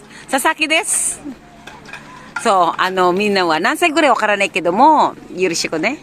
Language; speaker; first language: Japanese; non-native, learner; Filipino